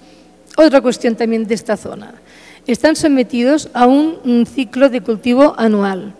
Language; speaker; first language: Spanish; native; Spanish